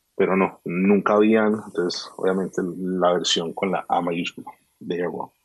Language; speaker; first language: Spanish; native; Spanish